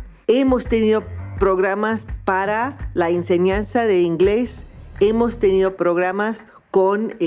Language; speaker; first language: Spanish; non-native, fluent; English